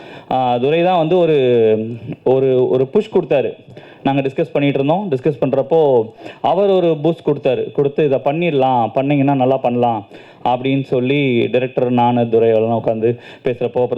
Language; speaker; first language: Tamil; native; Tamil